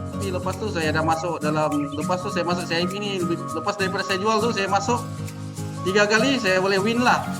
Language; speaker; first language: Malay; native; Malay